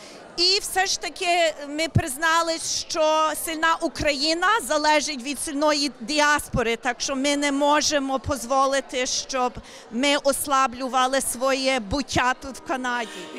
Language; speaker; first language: Ukrainian; early bilingual, heritage; English